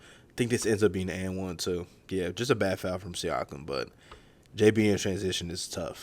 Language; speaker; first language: English; native; English